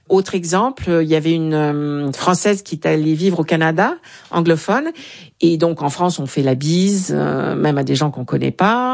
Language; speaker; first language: French; native; French